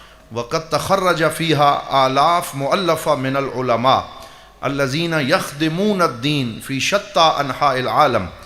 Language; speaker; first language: Arabic; non-native, fluent; Urdu